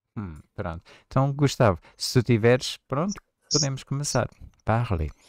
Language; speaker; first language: Portuguese; native; Portuguese